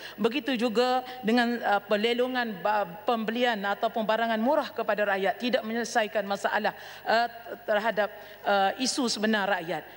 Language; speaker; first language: Malay; native; Malay